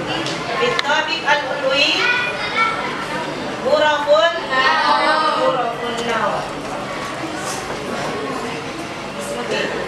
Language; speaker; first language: Arabic; non-native, fluent; Indonesian